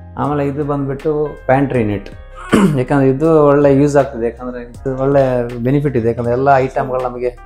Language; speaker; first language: Kannada; native; Kannada